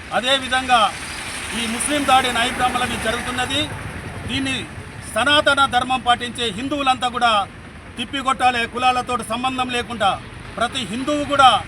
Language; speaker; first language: Telugu; native; Telugu